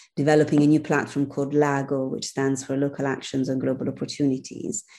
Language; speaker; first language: English; non-native, fluent; Italian